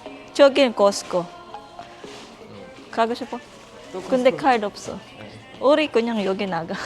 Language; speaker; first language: Korean; non-native, local second language; Filipino